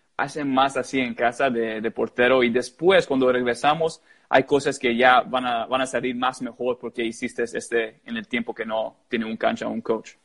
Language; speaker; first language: Spanish; early bilingual, heritage; Spanish